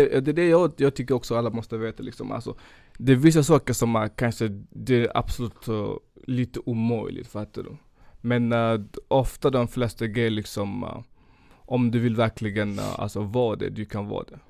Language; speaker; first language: Swedish; non-native, fluent; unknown